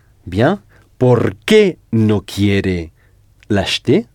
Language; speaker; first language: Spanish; non-native, fluent; French